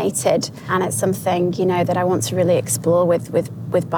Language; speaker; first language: English; native; English